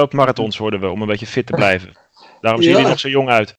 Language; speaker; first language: Dutch; native; Dutch